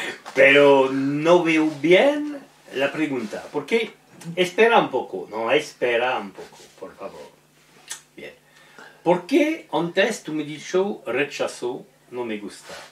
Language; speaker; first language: Spanish; non-native, learner; French